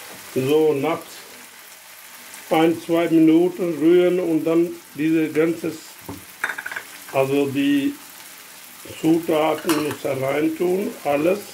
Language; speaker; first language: German; non-native, fluent; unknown